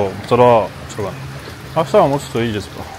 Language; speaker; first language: Japanese; non-native, learner; French